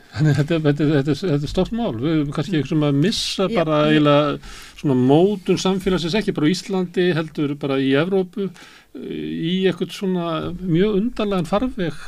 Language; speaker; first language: Icelandic; native; Icelandic